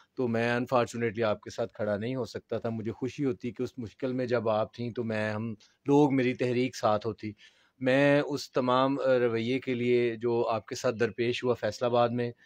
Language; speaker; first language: Urdu; non-native, local second language; Punjabi